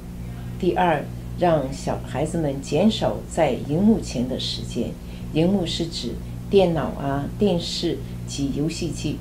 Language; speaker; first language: Chinese; native; Chinese